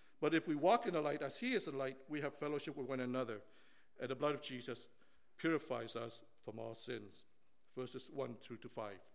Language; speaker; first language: English; early bilingual, other home language; Vietnamese